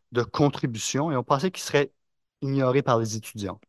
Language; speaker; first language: French; native; French